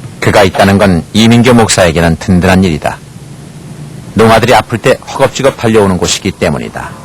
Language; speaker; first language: Korean; native; Korean